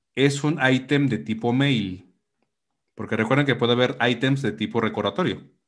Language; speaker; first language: Spanish; native; Spanish